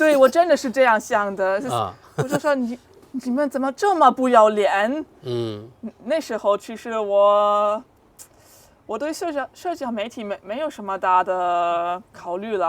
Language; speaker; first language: Chinese; non-native, fluent; German